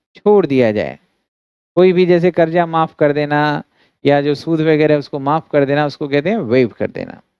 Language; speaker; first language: Hindi; native; Hindi